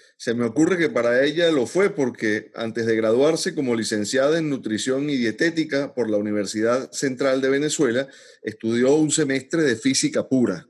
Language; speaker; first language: Spanish; native; Spanish